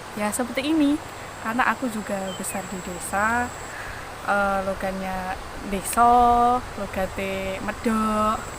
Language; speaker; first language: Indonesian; non-native, local second language; Javanese